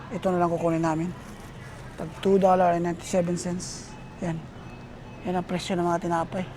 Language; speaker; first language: Filipino; non-native, local second language; Cebuano